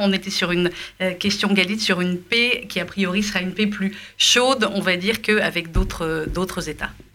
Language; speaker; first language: French; native; French